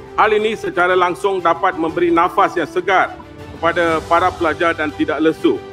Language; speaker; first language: Malay; non-native, local second language; Tamil